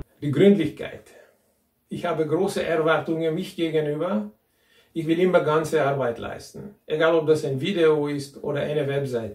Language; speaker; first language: German; non-native, fluent; Hungarian